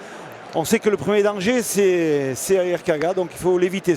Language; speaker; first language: French; native; French